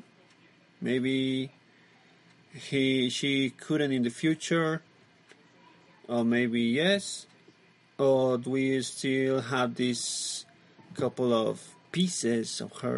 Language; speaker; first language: English; non-native, learner; Spanish